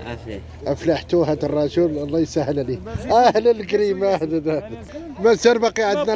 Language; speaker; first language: Arabic; native; Arabic